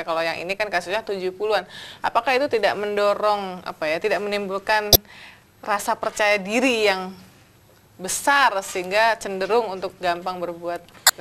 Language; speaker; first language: Indonesian; native; Indonesian